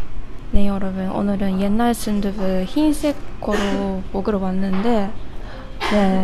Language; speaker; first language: Korean; non-native, fluent; Japanese